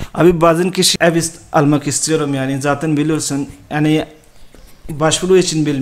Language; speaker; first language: Turkish; non-native, learner; Urdu